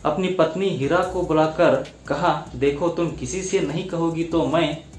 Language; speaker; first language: Hindi; non-native, local second language; Kannada